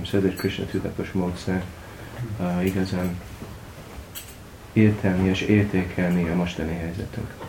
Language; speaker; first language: Hungarian; non-native, learner; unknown